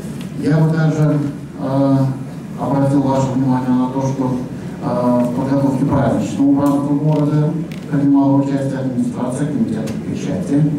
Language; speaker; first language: Russian; native; Russian